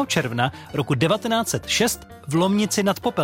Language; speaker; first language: Czech; native; Czech